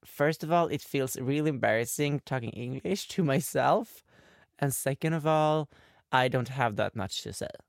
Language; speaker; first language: English; non-native, fluent; Swedish